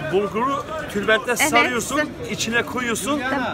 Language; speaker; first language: Turkish; native; Turkish